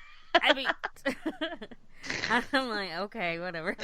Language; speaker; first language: English; native; English